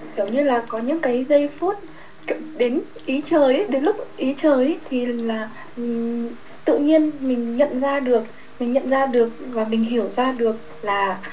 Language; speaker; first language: Vietnamese; native; Vietnamese